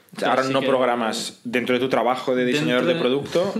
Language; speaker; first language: Spanish; native; Spanish